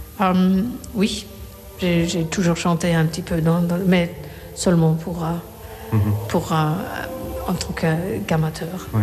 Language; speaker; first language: French; non-native, fluent; Korean